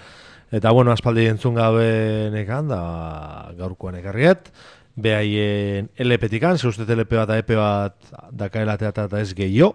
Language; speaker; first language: Basque; native; Basque